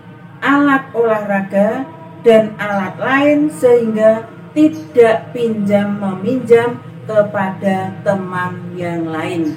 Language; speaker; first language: Indonesian; native; Indonesian